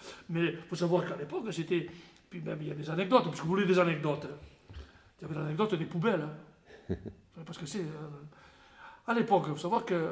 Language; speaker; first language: French; native; French